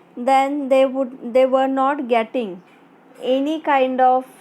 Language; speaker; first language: English; non-native, local second language; Marathi